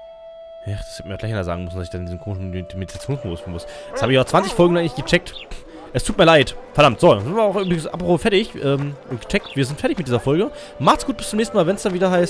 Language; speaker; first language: German; native; German